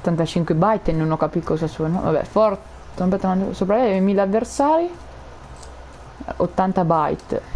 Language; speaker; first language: Italian; native; Italian